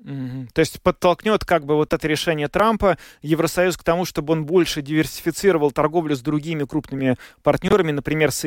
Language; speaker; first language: Russian; native; Russian